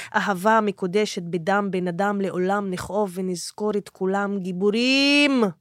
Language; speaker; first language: Hebrew; non-native, local second language; Arabic